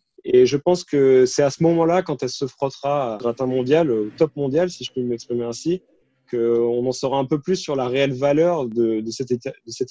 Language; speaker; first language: French; native; French